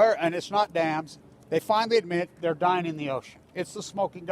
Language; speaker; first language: English; native; English